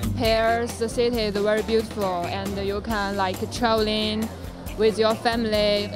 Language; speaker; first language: English; non-native, learner; Chinese